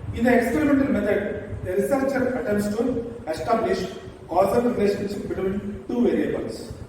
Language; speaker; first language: English; non-native, local second language; Kannada